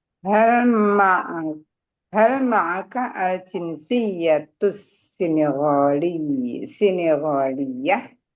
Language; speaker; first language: Arabic; non-native, learner; Indonesian